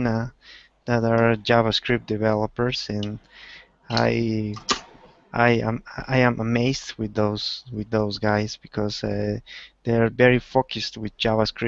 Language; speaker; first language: English; non-native, learner; Spanish